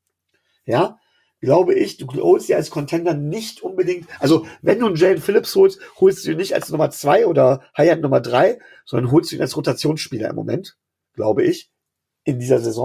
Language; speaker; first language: German; native; German